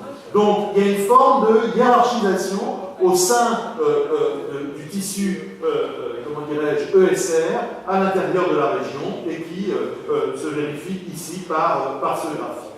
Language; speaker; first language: French; native; French